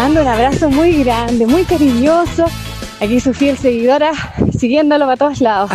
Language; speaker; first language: Spanish; native; Spanish